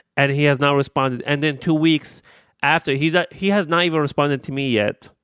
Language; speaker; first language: English; non-native, fluent; Arabic